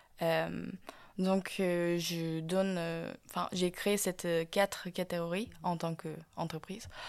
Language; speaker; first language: French; non-native, fluent; Korean